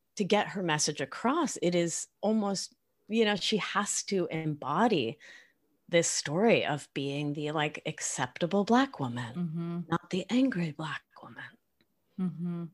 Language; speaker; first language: English; non-native, fluent; Spanish